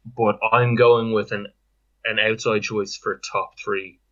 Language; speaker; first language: English; native; English